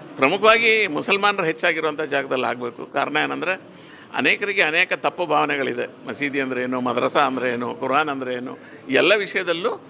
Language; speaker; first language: Kannada; native; Kannada